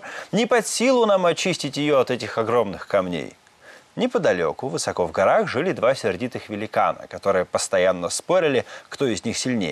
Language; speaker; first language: Russian; native; Russian